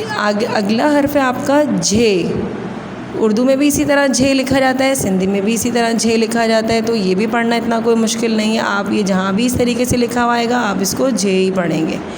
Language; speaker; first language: Urdu; non-native, local second language; Sindhi